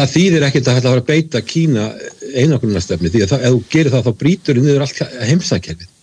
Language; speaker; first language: Icelandic; native; Icelandic